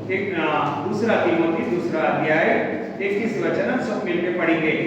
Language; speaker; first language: Hindi; non-native, local second language; Telugu